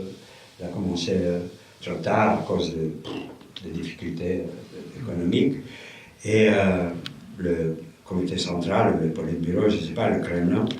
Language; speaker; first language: French; non-native, fluent; Romanian